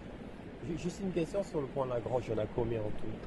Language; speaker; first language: French; native; French